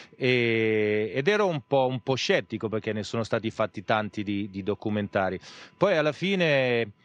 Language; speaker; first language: Italian; native; Italian